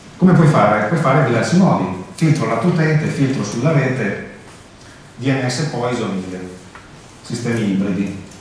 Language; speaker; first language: Italian; early bilingual, heritage; Italian